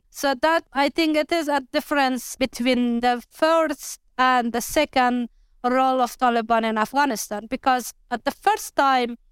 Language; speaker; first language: English; non-native, learner; Persian